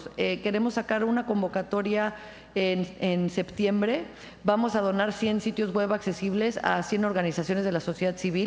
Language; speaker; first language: Spanish; native; Spanish